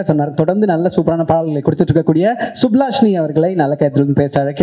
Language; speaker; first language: Tamil; native; Tamil